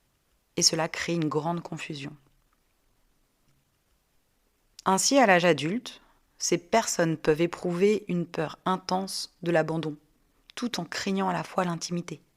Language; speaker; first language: French; native; French